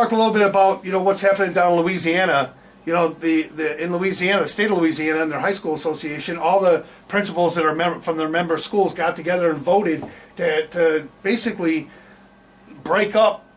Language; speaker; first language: English; native; English